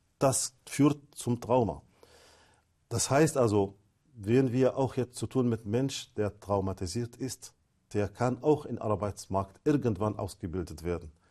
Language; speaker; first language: German; non-native, fluent; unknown